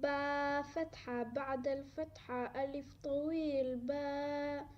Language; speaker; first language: Arabic; non-native, learner; Somali